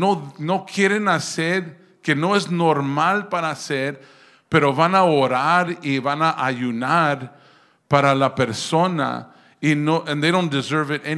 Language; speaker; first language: Spanish; early bilingual, heritage; Spanish